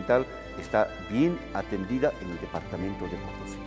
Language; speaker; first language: Spanish; native; Spanish